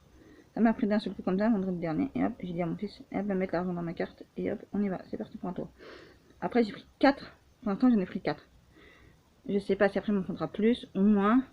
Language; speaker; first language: French; native; French